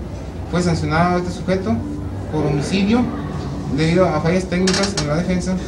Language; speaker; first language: Spanish; native; Spanish